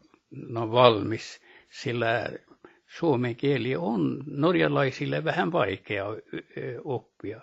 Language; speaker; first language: Finnish; early bilingual, heritage; Finnish